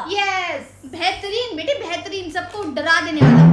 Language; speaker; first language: Hindi; native; Hindi